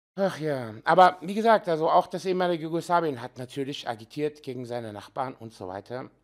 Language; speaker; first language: German; early bilingual, heritage; Serbian